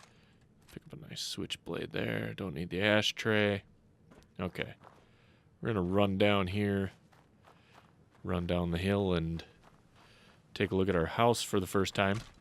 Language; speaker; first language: English; native; English